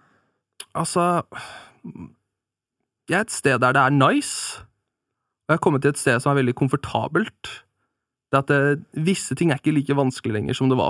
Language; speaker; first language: Norwegian; native; Norwegian